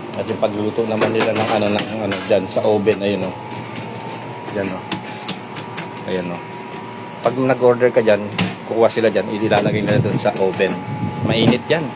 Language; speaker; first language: Filipino; non-native, local second language; Pampanga